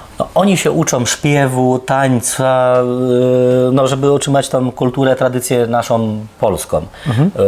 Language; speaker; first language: Polish; early bilingual, heritage; Polish